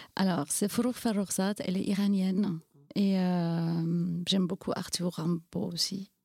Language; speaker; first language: French; non-native, fluent; Kurdish